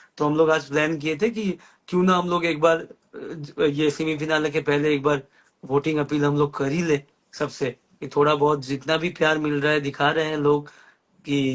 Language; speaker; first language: Hindi; non-native, local second language; Bangla